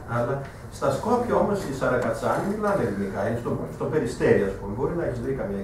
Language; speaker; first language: Greek; non-native, fluent; German